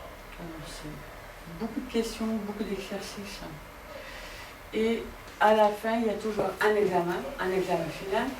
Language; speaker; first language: French; non-native, fluent; Dutch